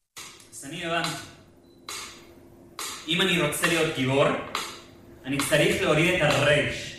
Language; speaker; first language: Hebrew; non-native, fluent; Spanish